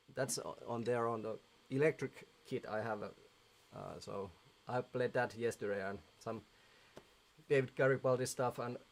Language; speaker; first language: English; non-native, fluent; Finnish